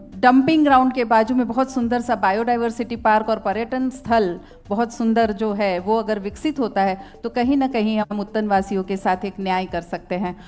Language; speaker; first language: Hindi; non-native, local second language; Marathi